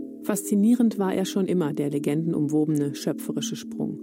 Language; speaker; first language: German; native; German